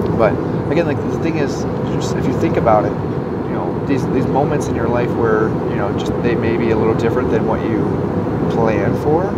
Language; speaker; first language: English; native; English